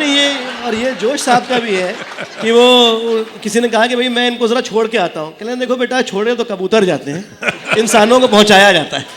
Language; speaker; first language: Hindi; native; Hindi